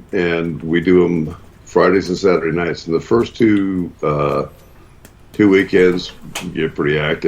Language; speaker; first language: English; native; English